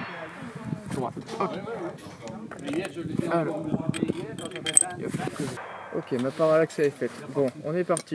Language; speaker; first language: French; native; French